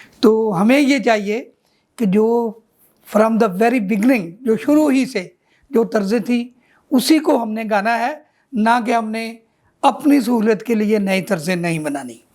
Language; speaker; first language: Urdu; non-native, local second language; Punjabi